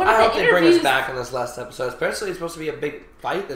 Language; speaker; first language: English; native; English